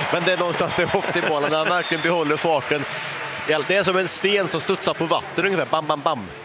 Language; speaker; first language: Swedish; native; Swedish